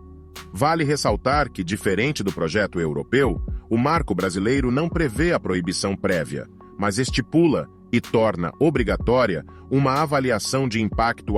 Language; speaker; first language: Portuguese; native; Portuguese